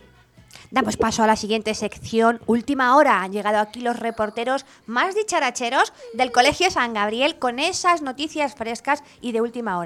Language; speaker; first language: Spanish; native; Spanish